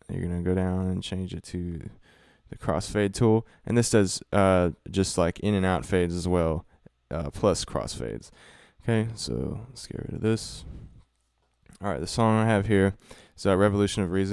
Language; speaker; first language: English; native; English